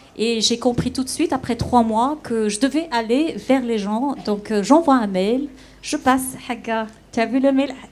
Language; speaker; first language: French; non-native, local second language; Dutch